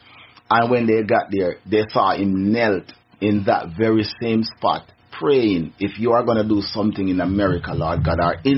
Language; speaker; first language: English; non-native, local second language; Jamaican Creole English